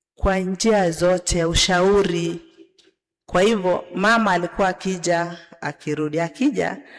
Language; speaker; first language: Swahili; non-native, local second language; Gusii